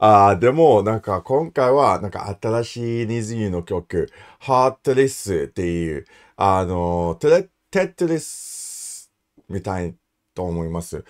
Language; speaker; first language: Japanese; non-native, learner; English